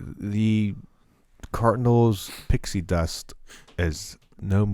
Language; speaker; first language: English; native; English